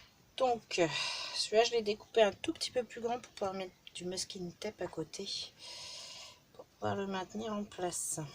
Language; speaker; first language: French; native; French